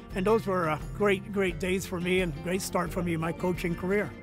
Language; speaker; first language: English; early bilingual, other home language; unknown